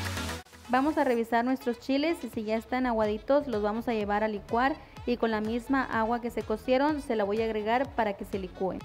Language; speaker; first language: Spanish; native; Spanish